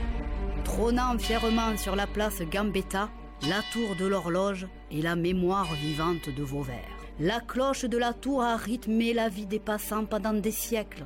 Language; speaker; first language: French; native; French